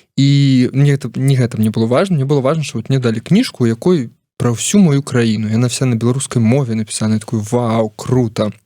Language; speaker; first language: Belarusian; non-native, local second language; Russian